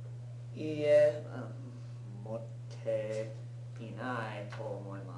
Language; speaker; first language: Japanese; non-native, learner; English